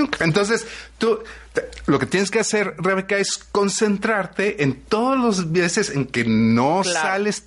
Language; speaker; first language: Spanish; native; Spanish